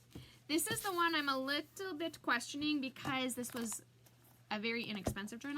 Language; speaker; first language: English; native; English